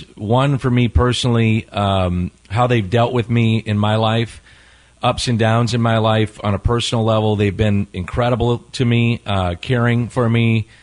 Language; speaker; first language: English; native; English